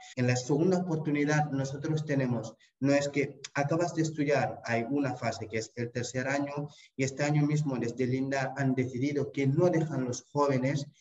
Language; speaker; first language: Spanish; non-native, fluent; Wolof